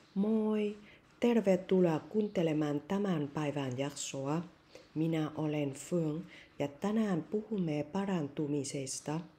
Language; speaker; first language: Finnish; non-native, learner; Vietnamese